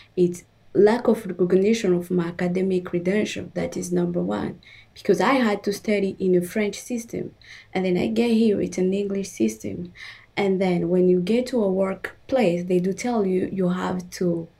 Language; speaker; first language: English; non-native, fluent; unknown